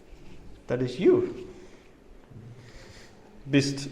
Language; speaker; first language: English; non-native, fluent; Danish